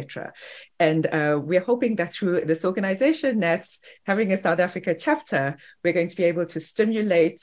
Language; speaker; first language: English; native; English